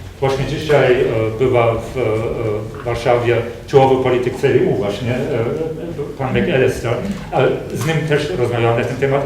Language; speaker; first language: Polish; non-native, fluent; German